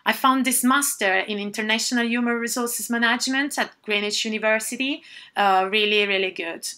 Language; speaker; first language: English; non-native, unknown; Italian